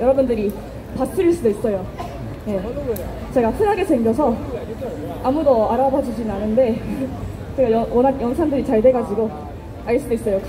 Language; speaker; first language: Korean; non-native, fluent; Japanese